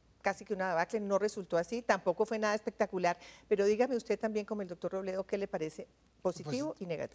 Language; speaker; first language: Spanish; native; Spanish